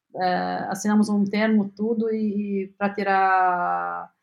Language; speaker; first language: Portuguese; non-native, fluent; Arabic